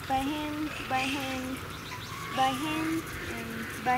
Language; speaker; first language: English; non-native, learner; Hmong